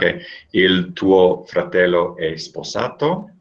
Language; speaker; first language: Italian; non-native, learner; English